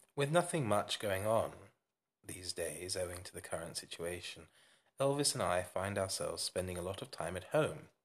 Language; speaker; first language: English; native; English